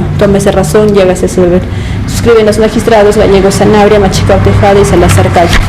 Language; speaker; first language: Spanish; native; Spanish